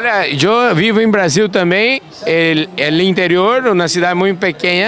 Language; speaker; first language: Spanish; non-native, learner; Portuguese